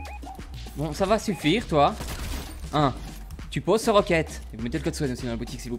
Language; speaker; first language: French; native; French